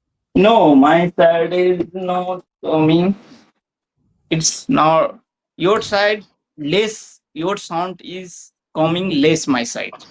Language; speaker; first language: English; non-native, learner; Maithili